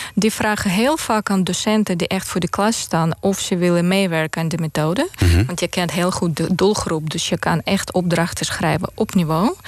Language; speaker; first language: Dutch; non-native, fluent; Romanian